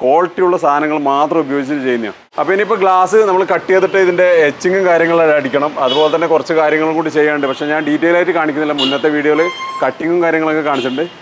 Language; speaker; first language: Malayalam; native; Malayalam